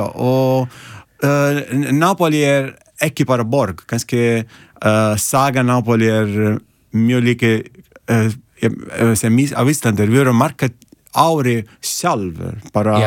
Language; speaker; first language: Icelandic; non-native, learner; Italian